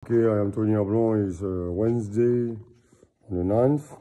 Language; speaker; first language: English; non-native, learner; French